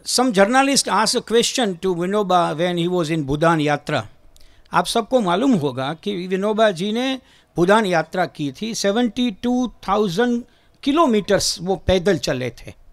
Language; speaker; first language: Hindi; non-native, local second language; Gujarati